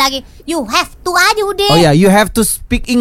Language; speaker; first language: English; non-native, learner; Indonesian